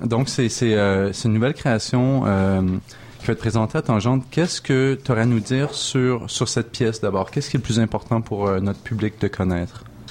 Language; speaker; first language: French; non-native, fluent; English